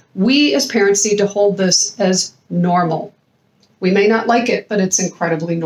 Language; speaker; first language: English; native; English